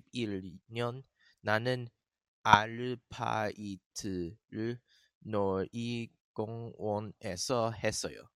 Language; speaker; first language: Korean; non-native, learner; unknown